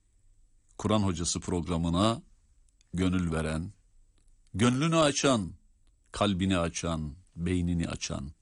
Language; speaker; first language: Turkish; native; Turkish